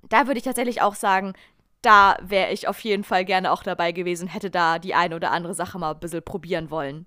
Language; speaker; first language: German; native; German